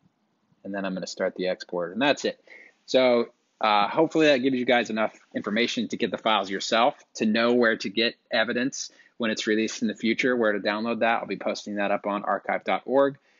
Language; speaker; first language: English; native; English